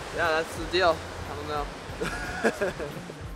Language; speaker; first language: English; native; English